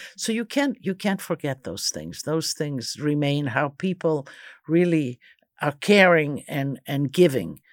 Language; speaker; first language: English; early bilingual, other home language; Croatian